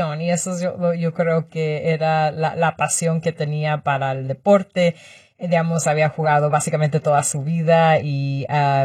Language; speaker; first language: Spanish; early bilingual, heritage; Spanish